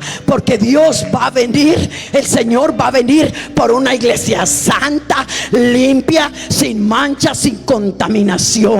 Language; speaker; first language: Spanish; native; Spanish